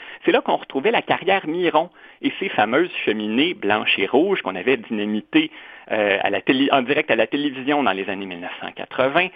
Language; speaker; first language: French; native; French